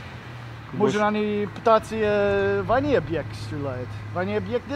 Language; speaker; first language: Russian; non-native, learner; English